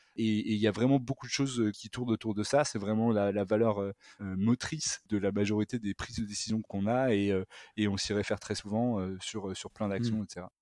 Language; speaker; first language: French; native; French